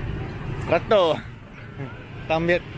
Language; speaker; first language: Vietnamese; non-native, learner; English